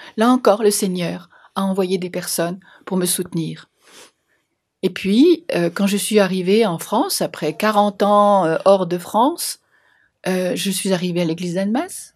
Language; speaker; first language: French; native; French